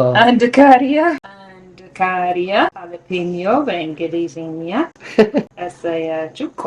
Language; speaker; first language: Amharic; non-native, learner; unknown